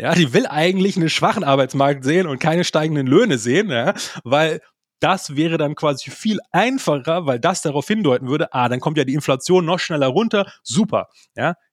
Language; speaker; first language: German; native; German